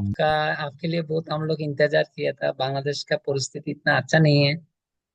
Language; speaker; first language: Hindi; non-native, learner; Bangla